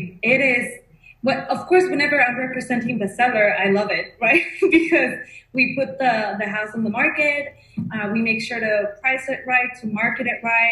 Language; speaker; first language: English; non-native, fluent; Spanish